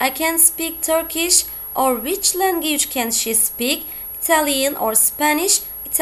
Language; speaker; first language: English; non-native, fluent; Turkish